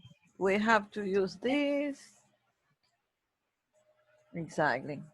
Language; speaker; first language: English; non-native, fluent; Spanish